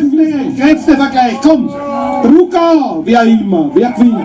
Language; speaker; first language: German; native; German